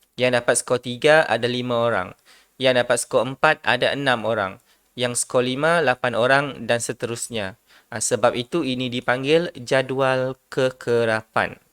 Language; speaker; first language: Malay; non-native, local second language; Iban